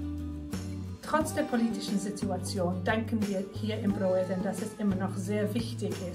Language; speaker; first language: German; non-native, fluent; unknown